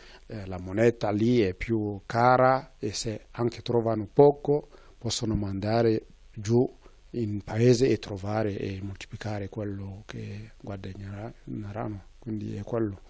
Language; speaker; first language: Italian; non-native, fluent; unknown